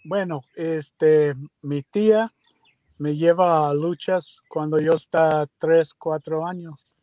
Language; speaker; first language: Spanish; non-native, learner; English